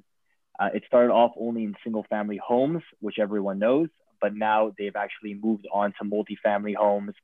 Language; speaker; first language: English; native; English